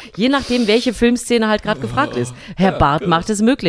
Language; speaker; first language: German; native; German